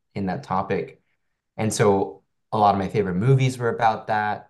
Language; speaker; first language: English; non-native, local second language; Cantonese